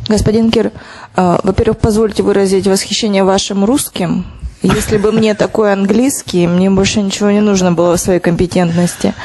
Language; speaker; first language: Russian; native; Russian